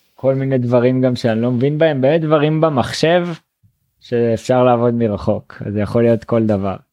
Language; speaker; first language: Hebrew; native; Hebrew